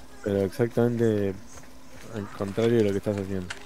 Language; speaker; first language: Spanish; native; Spanish